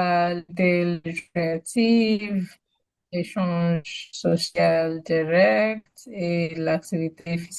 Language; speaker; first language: French; non-native, learner; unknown